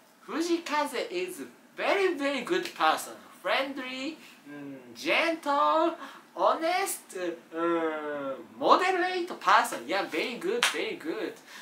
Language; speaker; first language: English; non-native, learner; Japanese